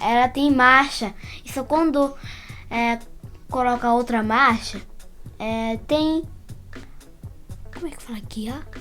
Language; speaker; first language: Portuguese; early bilingual, heritage; Portuguese